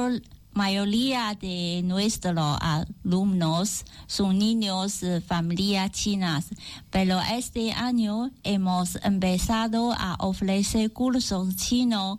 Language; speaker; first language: Spanish; non-native, learner; Chinese